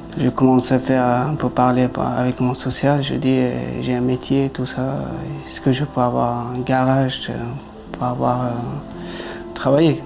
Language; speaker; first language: French; non-native, learner; Persian